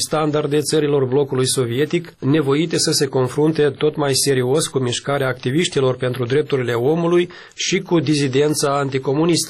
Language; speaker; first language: Romanian; native; Romanian